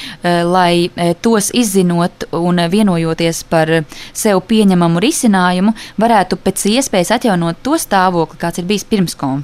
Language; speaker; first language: Latvian; native; Latvian